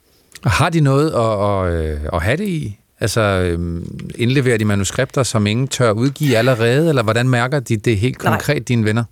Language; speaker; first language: Danish; native; Danish